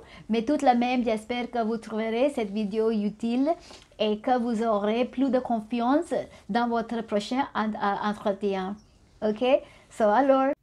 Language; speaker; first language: French; non-native, fluent; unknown